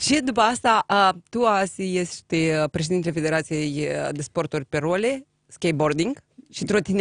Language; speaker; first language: Romanian; native; Romanian